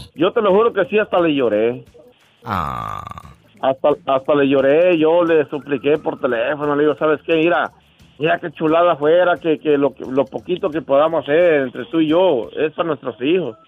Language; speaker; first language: Spanish; native; Spanish